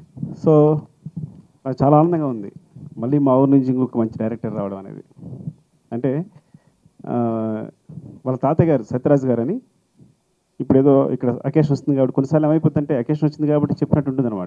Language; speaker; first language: Telugu; native; Telugu